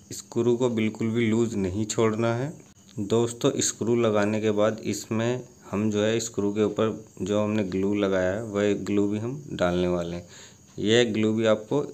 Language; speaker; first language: Hindi; native; Hindi